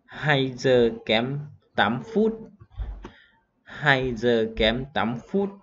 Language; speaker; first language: Vietnamese; non-native, learner; Hmong